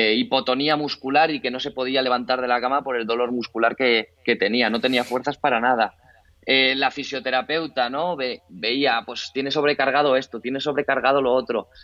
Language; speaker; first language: Spanish; native; Spanish